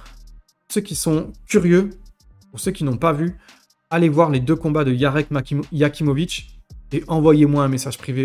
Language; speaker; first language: French; native; French